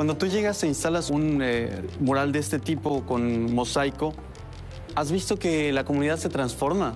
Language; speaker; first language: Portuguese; non-native, learner; Spanish